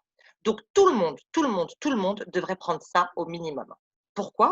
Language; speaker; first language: French; native; French